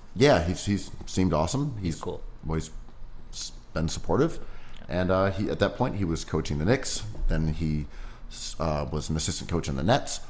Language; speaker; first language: English; native; English